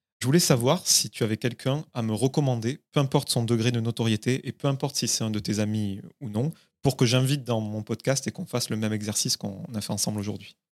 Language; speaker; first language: French; native; French